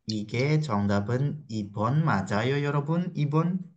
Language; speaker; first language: Korean; non-native, fluent; Indonesian